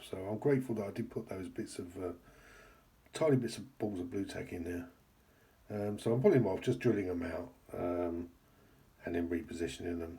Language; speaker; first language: English; native; English